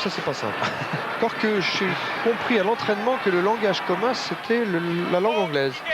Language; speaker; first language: French; native; French